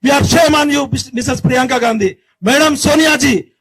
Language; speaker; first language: English; non-native, local second language; Telugu